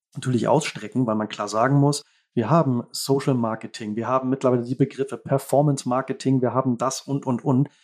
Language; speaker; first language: German; native; German